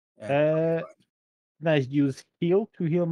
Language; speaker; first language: English; non-native, fluent; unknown